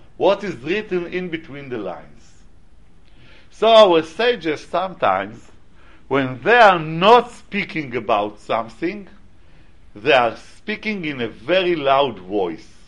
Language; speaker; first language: English; non-native, fluent; Hebrew